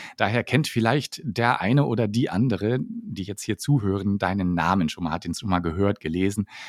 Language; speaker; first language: German; native; German